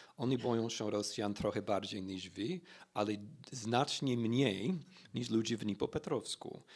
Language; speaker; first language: Polish; non-native, fluent; English